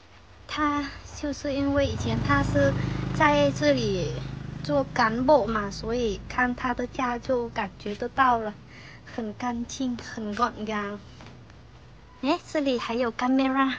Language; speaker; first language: Chinese; non-native, fluent; Vietnamese